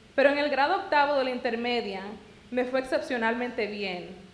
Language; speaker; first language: Spanish; early bilingual, other home language; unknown